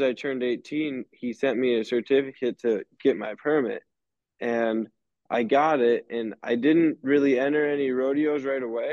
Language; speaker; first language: English; native; English